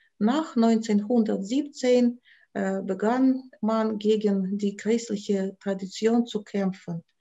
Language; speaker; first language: German; non-native, fluent; Russian